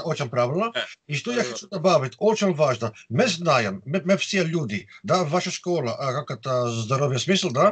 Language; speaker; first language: Russian; non-native, fluent; Dutch